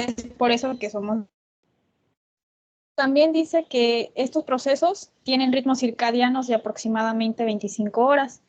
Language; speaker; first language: Spanish; native; Spanish